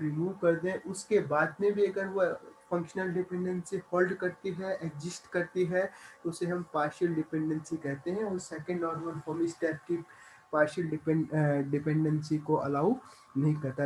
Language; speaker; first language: Hindi; native; Hindi